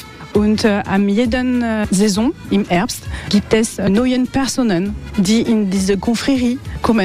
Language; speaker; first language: German; non-native, learner; French